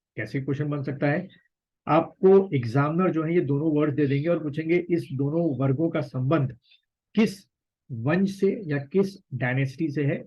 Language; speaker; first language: Hindi; native; Hindi